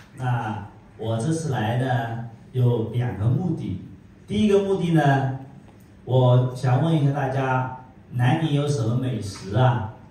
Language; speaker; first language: Chinese; native; Chinese